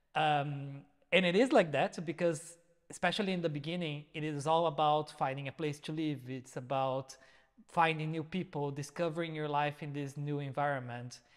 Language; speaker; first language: English; non-native, fluent; Portuguese